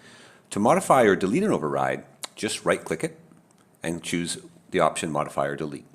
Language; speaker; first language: English; native; English